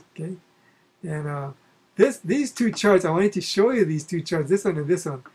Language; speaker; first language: English; native; English